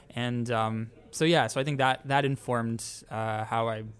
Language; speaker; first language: English; native; English